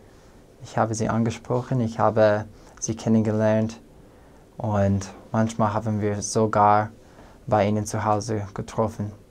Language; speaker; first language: German; non-native, fluent; English